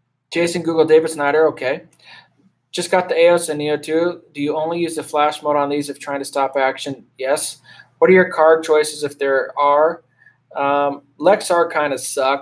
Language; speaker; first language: English; native; English